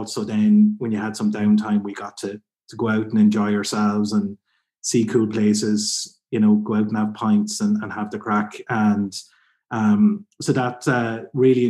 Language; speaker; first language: English; native; English